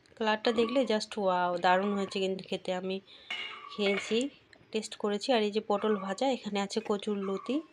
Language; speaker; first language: Bangla; non-native, local second language; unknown